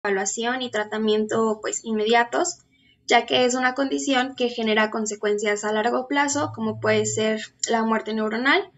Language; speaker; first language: Spanish; native; Spanish